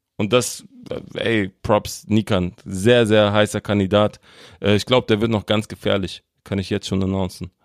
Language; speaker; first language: German; native; German